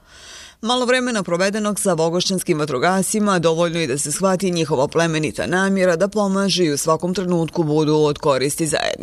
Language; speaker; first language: Serbian; native; Serbian